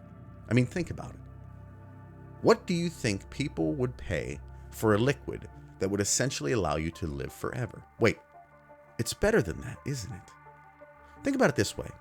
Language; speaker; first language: English; native; English